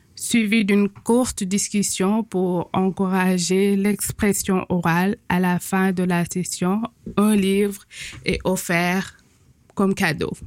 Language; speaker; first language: French; non-native, local second language; Wolof